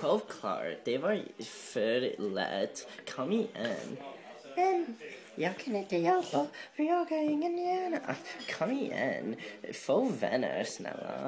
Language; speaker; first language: Swedish; non-native, learner; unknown